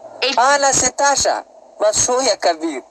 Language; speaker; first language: Arabic; non-native, learner; Pashto